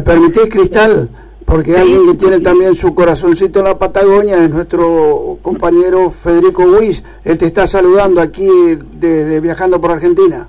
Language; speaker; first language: Spanish; native; Spanish